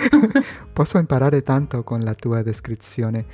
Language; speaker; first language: Italian; non-native, learner; Spanish